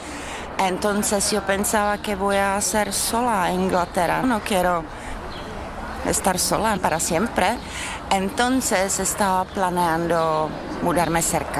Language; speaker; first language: Spanish; non-native, fluent; Czech